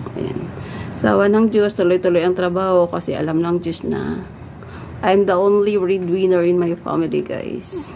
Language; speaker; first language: Filipino; native; Filipino